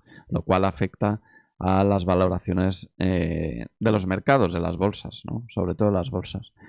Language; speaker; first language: Spanish; native; Spanish